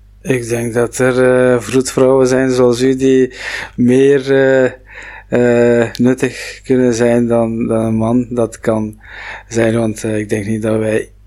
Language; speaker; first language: Dutch; non-native, local second language; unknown